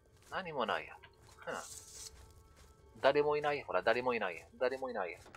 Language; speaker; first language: Japanese; non-native, learner; French